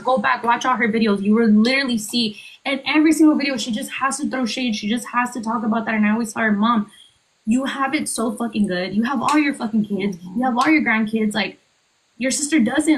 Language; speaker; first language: English; early bilingual, other home language; Spanish